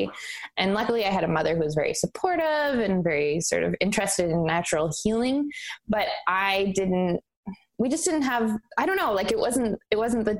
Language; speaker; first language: English; native; English